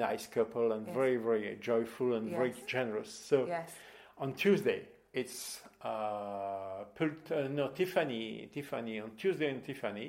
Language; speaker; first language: English; non-native, fluent; French